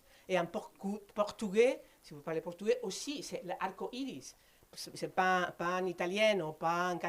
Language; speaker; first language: French; non-native, fluent; Spanish